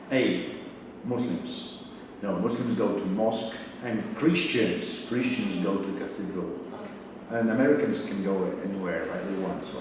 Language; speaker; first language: English; non-native, fluent; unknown